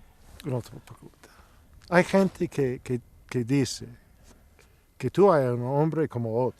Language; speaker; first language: Spanish; non-native, learner; English